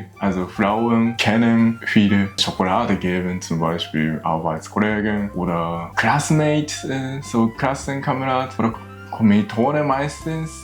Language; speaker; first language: German; non-native, learner; Japanese